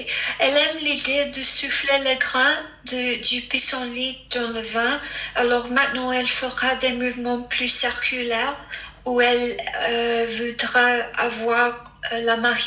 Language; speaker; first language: French; non-native, fluent; English